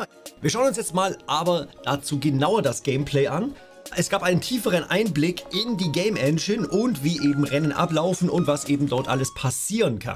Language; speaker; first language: German; native; German